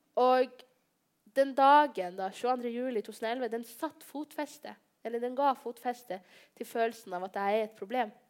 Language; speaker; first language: Norwegian; early bilingual, other home language; Somali